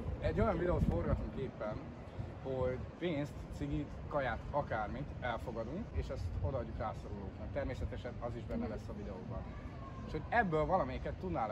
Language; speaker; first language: Hungarian; native; Hungarian